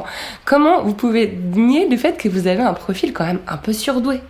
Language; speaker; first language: French; native; French